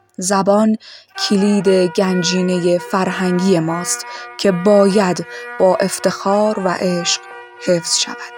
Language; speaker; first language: Persian; non-native, local second language; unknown